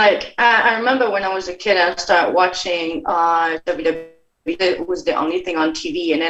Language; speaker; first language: English; non-native, fluent; French